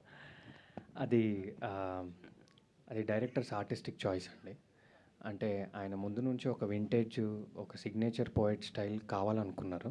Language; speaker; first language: Telugu; native; Telugu